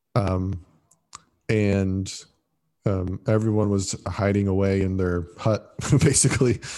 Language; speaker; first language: English; early bilingual, other home language; Italian